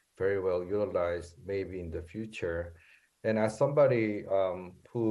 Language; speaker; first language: English; non-native, fluent; Korean